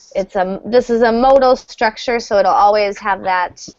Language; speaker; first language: English; native; English